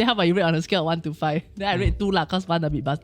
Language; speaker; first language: English; native; English